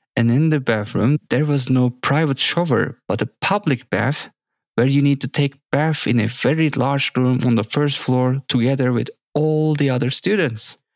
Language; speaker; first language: English; non-native, fluent; Turkish